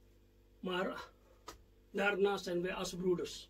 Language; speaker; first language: Dutch; non-native, fluent; Indonesian